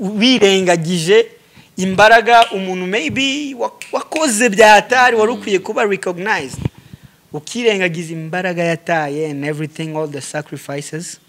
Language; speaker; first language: Kinyarwanda; early bilingual, heritage; Kinyarwanda